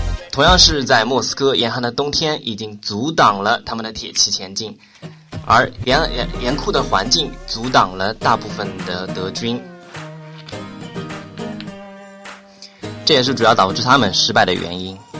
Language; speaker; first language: Chinese; native; Chinese